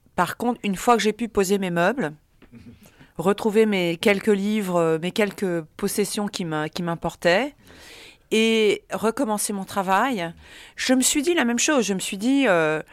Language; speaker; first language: French; native; French